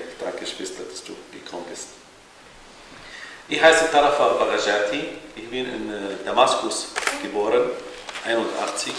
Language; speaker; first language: German; non-native, fluent; Arabic